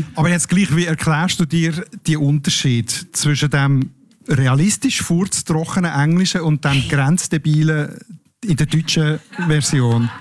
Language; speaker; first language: German; native; German